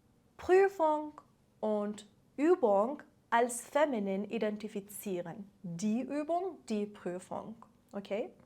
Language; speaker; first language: German; non-native, fluent; Persian